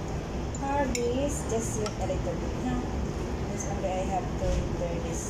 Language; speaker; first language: English; non-native, local second language; Filipino